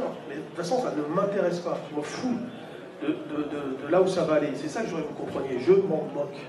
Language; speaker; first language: French; native; French